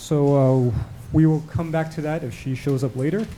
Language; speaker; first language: English; non-native, local second language; Cantonese